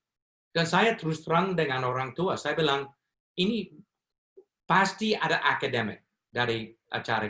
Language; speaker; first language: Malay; non-native, fluent; English